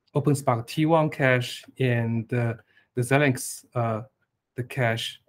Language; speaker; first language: English; non-native, fluent; Chinese